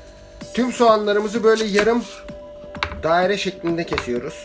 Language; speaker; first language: Turkish; native; Turkish